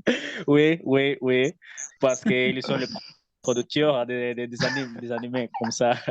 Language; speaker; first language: French; non-native, learner; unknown